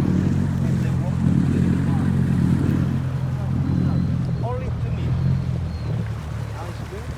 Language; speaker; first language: English; non-native, learner; Italian